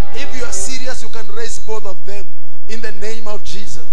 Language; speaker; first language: English; non-native, local second language; Swahili